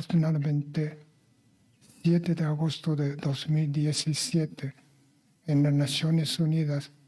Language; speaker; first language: Spanish; non-native, fluent; Japanese